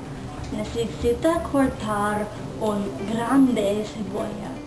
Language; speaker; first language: Spanish; non-native, learner; English